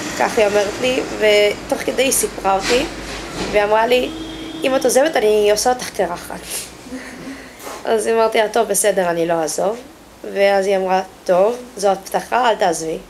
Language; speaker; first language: Hebrew; early bilingual, other home language; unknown